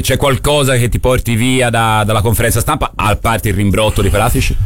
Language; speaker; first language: Italian; native; Italian